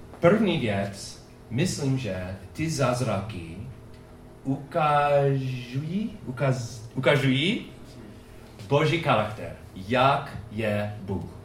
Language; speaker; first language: Czech; non-native, fluent; English